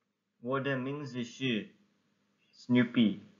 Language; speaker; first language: Chinese; non-native, learner; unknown